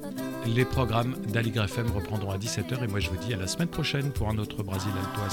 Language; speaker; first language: French; native; French